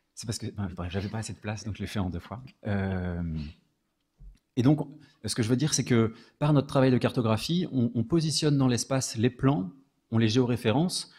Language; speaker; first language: French; native; French